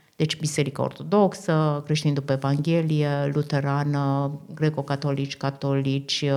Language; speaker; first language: Romanian; native; Romanian